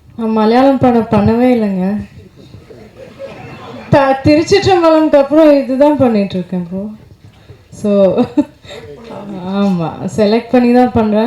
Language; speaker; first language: Tamil; non-native, local second language; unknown